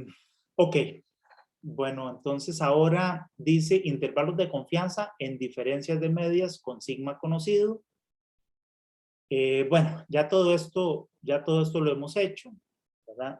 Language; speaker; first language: Spanish; native; Spanish